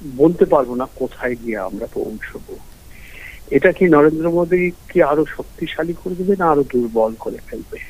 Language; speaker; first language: Bangla; early bilingual, heritage; Bangla